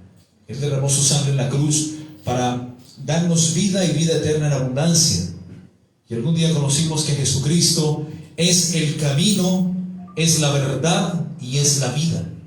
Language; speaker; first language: Spanish; native; Spanish